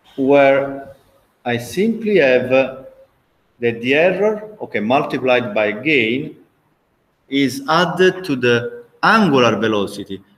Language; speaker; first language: English; non-native, fluent; Italian